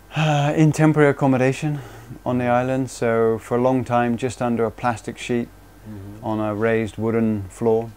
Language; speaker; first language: English; native; English